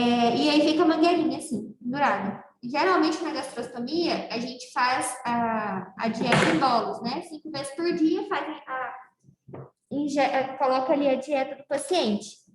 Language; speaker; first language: Portuguese; native; Portuguese